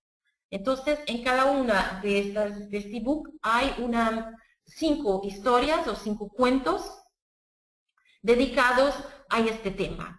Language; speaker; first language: Spanish; non-native, fluent; Portuguese